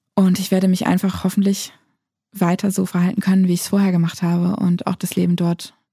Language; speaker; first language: German; native; German